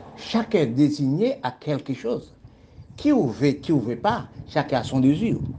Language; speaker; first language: French; non-native, local second language; Haitian Creole